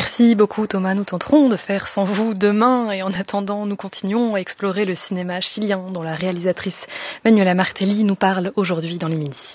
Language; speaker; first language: French; native; French